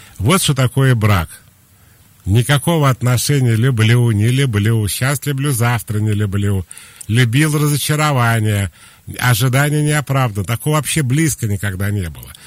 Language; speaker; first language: Russian; native; Russian